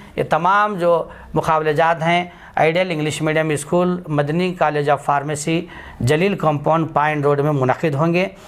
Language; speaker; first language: Urdu; native; Urdu